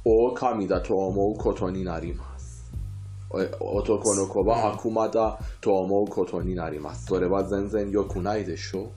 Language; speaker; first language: Japanese; non-native, learner; Persian